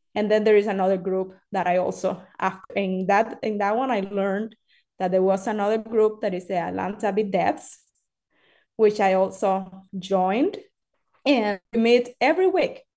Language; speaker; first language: English; non-native, fluent; Spanish